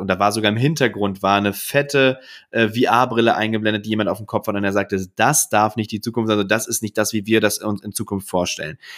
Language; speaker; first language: German; native; German